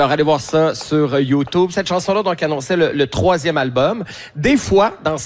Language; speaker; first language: French; native; French